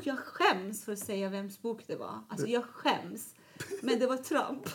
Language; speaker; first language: Swedish; non-native, fluent; Persian